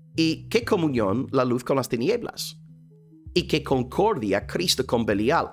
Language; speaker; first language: Spanish; non-native, fluent; English